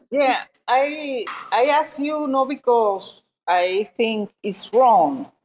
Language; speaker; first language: English; non-native, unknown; Italian